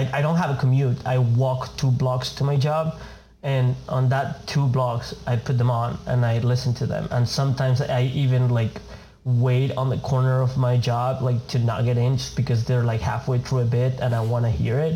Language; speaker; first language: English; non-native, fluent; Spanish